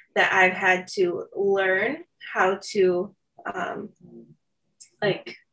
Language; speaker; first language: English; native; English